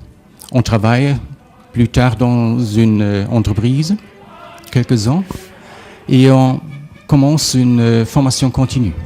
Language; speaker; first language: French; non-native, fluent; German